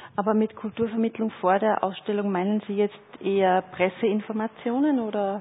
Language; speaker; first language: German; native; German